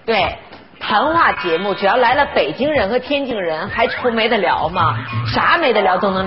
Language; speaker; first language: Chinese; native; Chinese